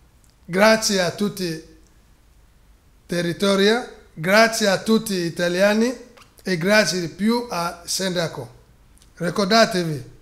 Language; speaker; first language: Italian; non-native, fluent; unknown